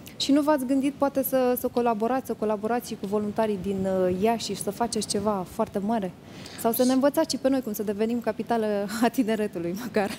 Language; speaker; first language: Romanian; native; Romanian